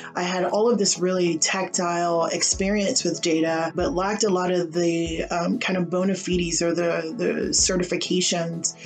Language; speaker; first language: English; native; English